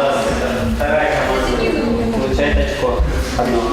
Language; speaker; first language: Russian; native; Russian